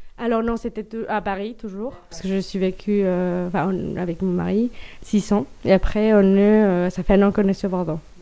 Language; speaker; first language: French; non-native, fluent; Spanish